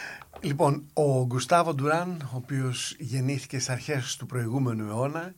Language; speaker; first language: Greek; native; Greek